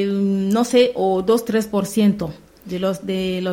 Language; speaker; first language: Spanish; non-native, learner; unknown